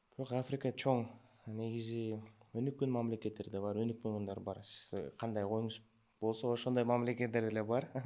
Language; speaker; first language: Kyrgyz; early bilingual, other home language; Russian